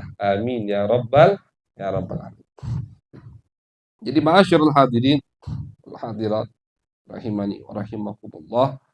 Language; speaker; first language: Indonesian; native; Indonesian